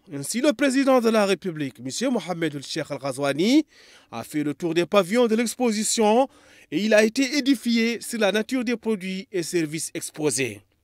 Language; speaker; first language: French; non-native, local second language; Arabic